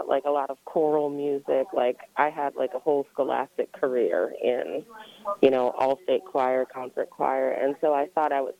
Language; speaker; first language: English; native; English